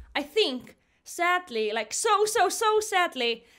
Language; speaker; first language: English; non-native, fluent; Icelandic